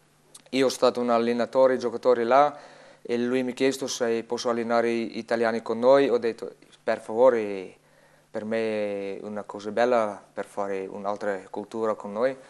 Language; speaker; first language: Italian; non-native, learner; Afrikaans